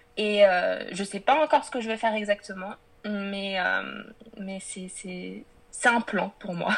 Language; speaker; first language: French; early bilingual, other home language; Polish